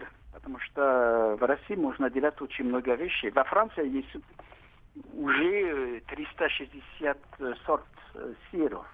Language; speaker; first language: Russian; non-native, learner; French